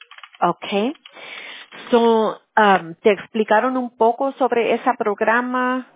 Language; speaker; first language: Spanish; early bilingual, heritage; Spanish